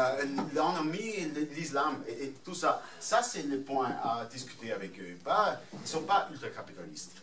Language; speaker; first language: French; non-native, fluent; German